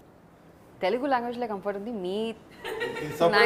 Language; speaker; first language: Telugu; non-native, learner; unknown